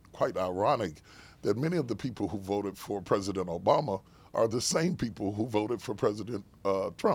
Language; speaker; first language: English; native; English